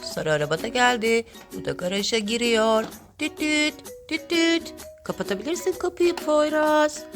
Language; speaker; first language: Turkish; native; Turkish